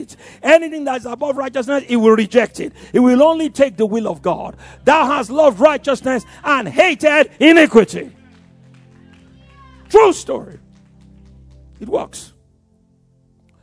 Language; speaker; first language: English; non-native, local second language; Yoruba